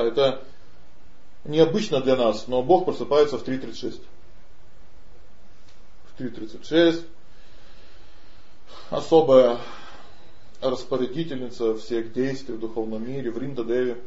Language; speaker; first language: Russian; native; Russian